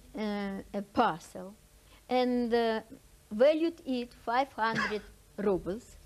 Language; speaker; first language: English; non-native, fluent; Russian